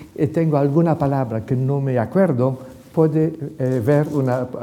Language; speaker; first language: Spanish; non-native, fluent; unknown